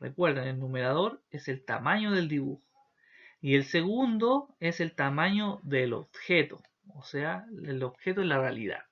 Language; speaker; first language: Spanish; native; Spanish